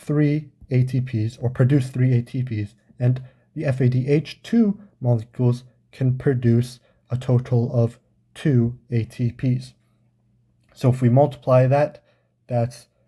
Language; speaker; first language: English; native; English